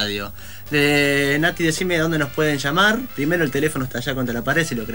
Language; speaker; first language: Spanish; native; Spanish